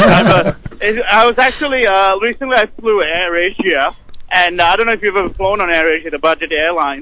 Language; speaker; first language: English; non-native, local second language; Sinhala